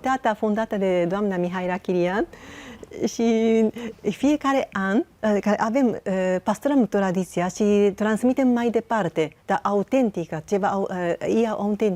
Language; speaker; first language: Romanian; non-native, learner; Japanese